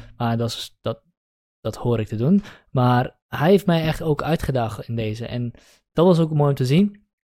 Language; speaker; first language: Dutch; early bilingual, other home language; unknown